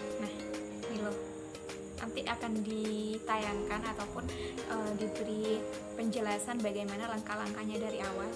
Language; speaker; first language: Indonesian; non-native, local second language; Madurese